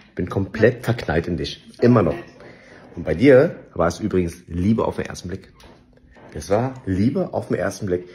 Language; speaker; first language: German; early bilingual, other home language; Vietnamese